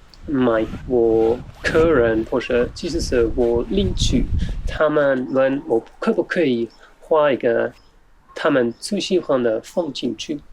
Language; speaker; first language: Chinese; non-native, fluent; German